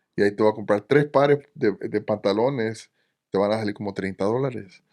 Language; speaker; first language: Spanish; early bilingual, heritage; Spanish